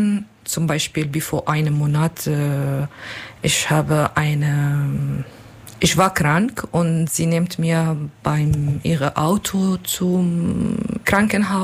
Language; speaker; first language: German; non-native, learner; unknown